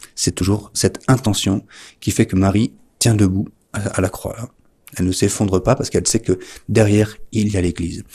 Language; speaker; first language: French; native; French